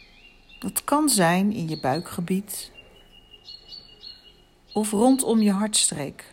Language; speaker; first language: Dutch; native; Dutch